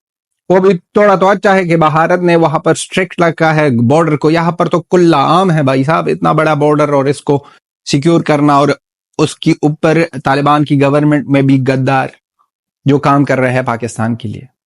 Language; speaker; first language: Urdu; non-native, fluent; Pashto